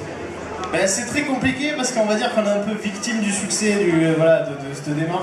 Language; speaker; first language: French; native; French